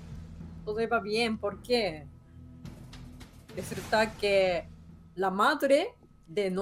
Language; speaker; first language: Spanish; non-native, fluent; Japanese